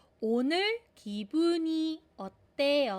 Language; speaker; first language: Korean; non-native, fluent; Filipino